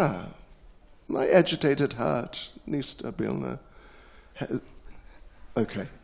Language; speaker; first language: Russian; non-native, learner; English